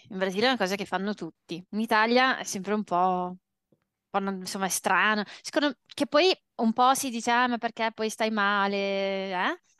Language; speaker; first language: Italian; early bilingual, other home language; Portuguese